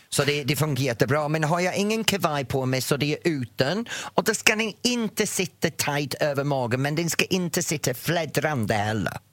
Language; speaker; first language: Swedish; non-native, fluent; English